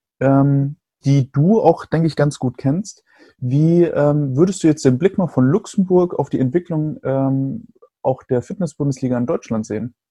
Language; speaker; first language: German; native; German